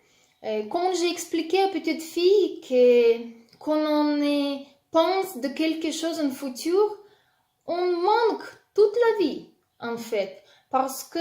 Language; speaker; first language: French; non-native, learner; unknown